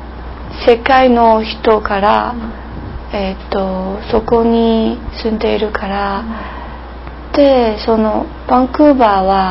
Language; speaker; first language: Japanese; non-native, learner; English